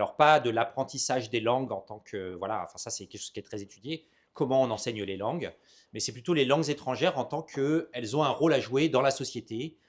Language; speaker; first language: French; native; French